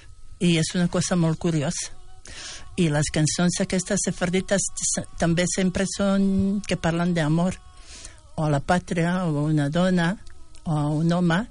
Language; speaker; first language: Catalan; non-native, fluent; Bosnian